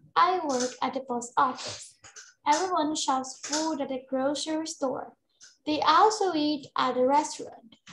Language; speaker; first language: English; non-native, fluent; Portuguese